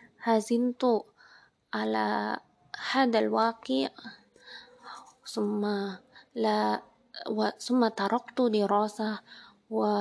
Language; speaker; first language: Arabic; non-native, learner; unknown